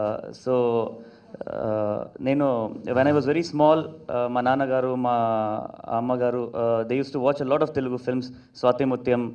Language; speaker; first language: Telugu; non-native, learner; Kannada